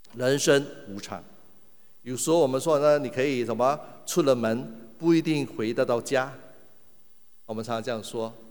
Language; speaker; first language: Chinese; native; Chinese